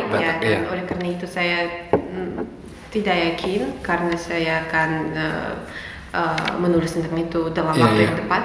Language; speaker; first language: Indonesian; non-native, fluent; Russian